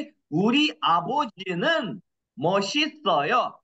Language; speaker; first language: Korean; non-native, fluent; Kyrgyz